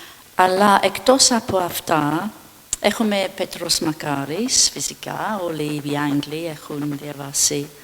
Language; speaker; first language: Greek; non-native, fluent; English